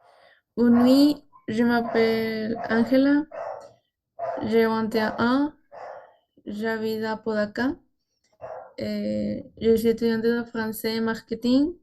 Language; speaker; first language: French; non-native, learner; Spanish